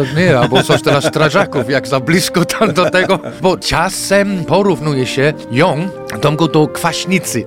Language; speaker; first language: Polish; non-native, fluent; English